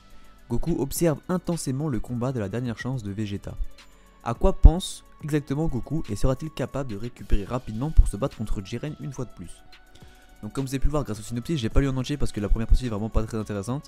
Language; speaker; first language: French; native; French